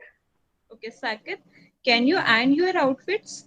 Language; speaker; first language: English; non-native, learner; Hindi